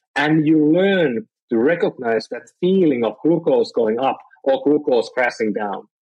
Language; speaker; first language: English; non-native, fluent; Finnish